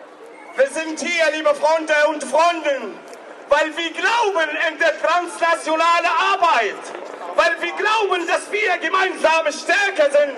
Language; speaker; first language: German; non-native, learner; Arabic